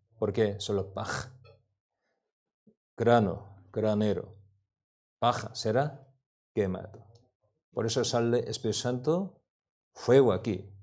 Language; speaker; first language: Spanish; non-native, learner; Korean